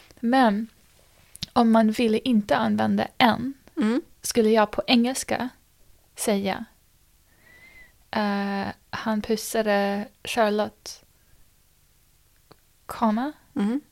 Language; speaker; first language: Swedish; non-native, fluent; English